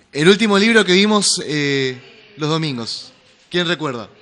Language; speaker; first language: Spanish; native; Spanish